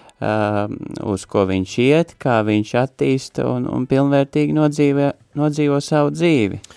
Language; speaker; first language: Latvian; native; Latvian